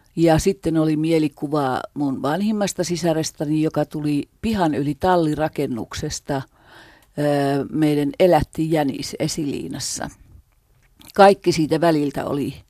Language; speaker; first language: Finnish; native; Finnish